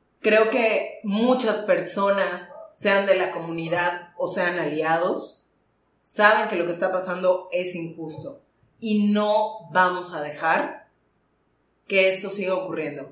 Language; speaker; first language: Spanish; native; Spanish